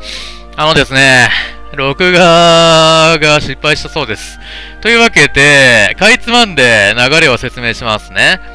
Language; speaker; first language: Japanese; native; Japanese